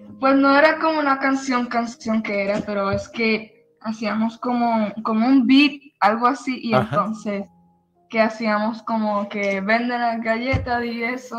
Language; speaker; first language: Spanish; early bilingual, heritage; Spanish